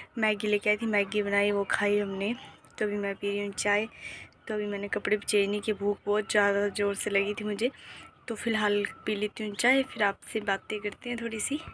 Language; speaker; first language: Hindi; native; Hindi